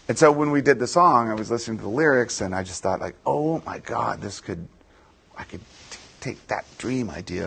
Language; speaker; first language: English; native; English